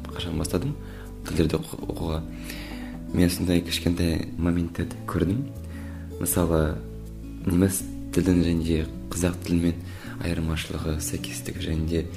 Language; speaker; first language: Kazakh; non-native, local second language; German